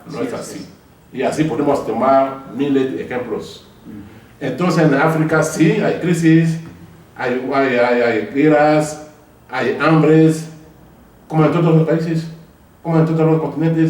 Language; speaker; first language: Spanish; non-native, fluent; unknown